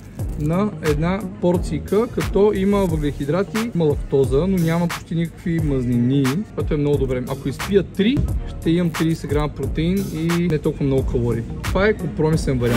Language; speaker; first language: Bulgarian; native; Bulgarian